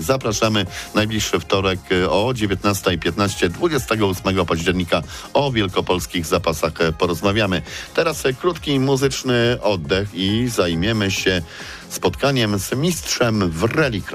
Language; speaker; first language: Polish; native; Polish